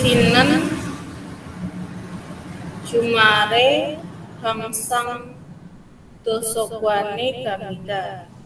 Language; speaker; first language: Korean; non-native, learner; Indonesian